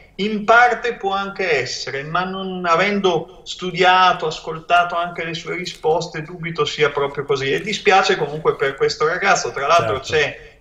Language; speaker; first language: Italian; native; Italian